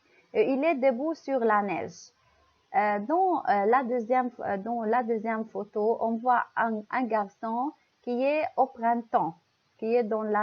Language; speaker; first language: French; non-native, local second language; Arabic